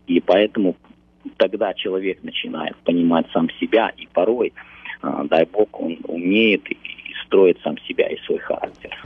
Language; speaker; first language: Russian; early bilingual, heritage; Russian